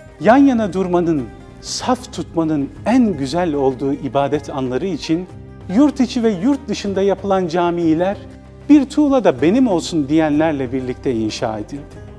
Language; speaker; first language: Turkish; native; Turkish